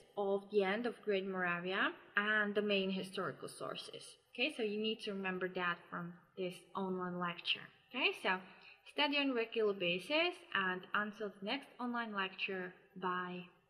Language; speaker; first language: English; non-native, fluent; Slovak